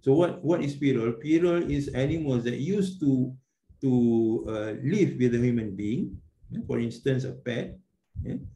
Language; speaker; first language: English; non-native, local second language; Malay